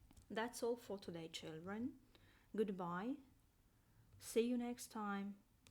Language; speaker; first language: English; non-native, fluent; Azerbaijani